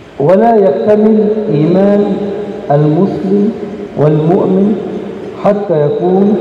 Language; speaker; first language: Arabic; native; Arabic